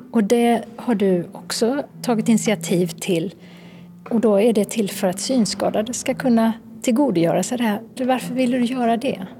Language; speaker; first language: Swedish; native; Swedish